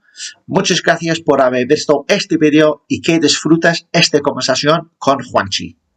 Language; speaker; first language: Spanish; non-native, learner; English